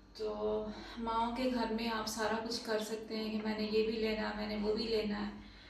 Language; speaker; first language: Urdu; non-native, local second language; Punjabi